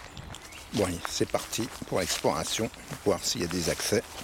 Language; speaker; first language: French; native; French